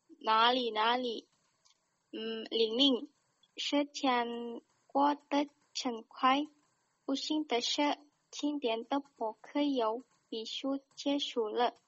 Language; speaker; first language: Chinese; non-native, learner; Indonesian